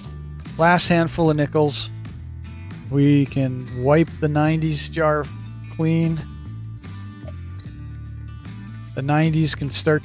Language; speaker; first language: English; native; English